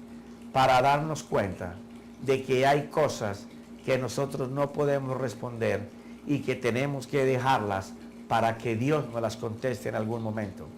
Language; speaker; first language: Spanish; native; Spanish